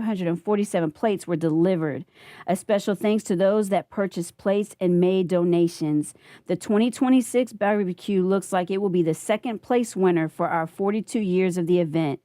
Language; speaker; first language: English; native; English